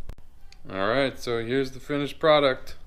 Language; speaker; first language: English; native; English